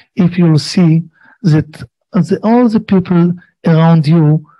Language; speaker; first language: English; non-native, learner; Hebrew